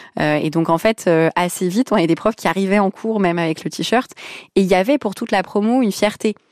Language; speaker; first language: French; early bilingual, other home language; Arabic